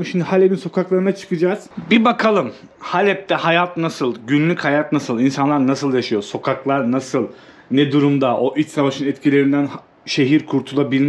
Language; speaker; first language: Turkish; native; Turkish